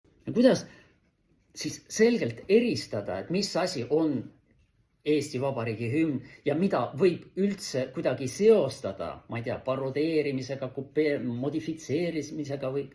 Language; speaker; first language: Estonian; native; Estonian